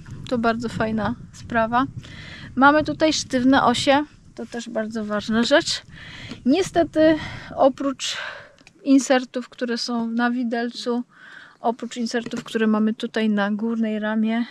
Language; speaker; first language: Polish; native; Polish